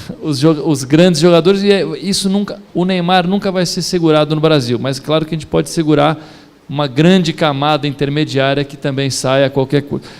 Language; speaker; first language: Portuguese; native; Portuguese